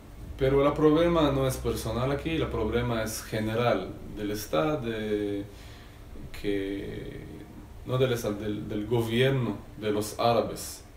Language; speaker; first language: Spanish; non-native, learner; Hebrew